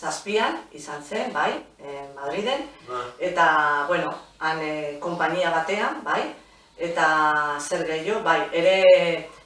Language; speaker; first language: Basque; non-native, local second language; Spanish